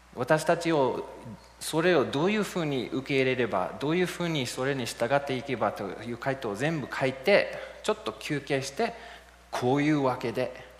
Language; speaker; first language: Japanese; non-native, fluent; English